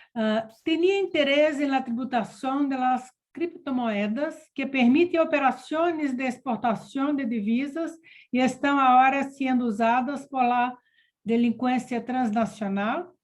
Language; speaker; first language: Spanish; non-native, learner; Portuguese